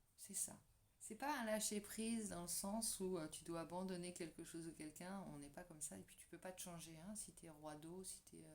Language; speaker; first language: French; native; French